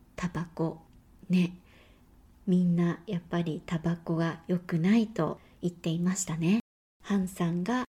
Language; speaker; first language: Japanese; native; Japanese